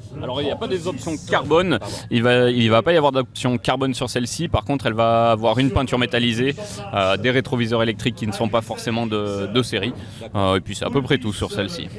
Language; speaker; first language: French; native; French